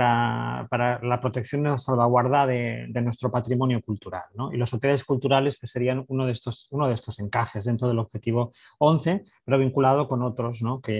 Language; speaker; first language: Spanish; native; Spanish